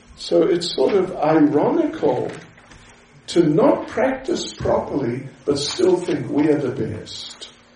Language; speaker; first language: English; native; English